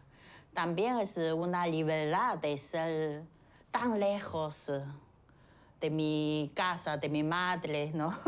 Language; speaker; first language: Spanish; non-native, fluent; Chinese